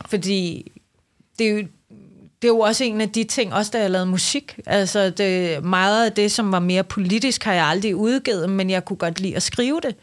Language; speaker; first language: Danish; early bilingual, other home language; Persian